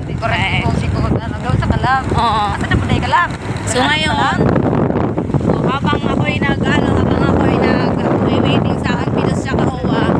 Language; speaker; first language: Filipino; non-native, local second language; Cebuano